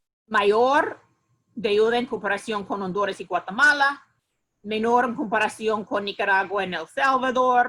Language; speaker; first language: Spanish; non-native, fluent; English